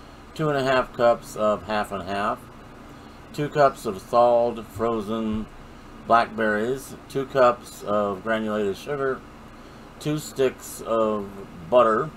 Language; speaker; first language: English; native; English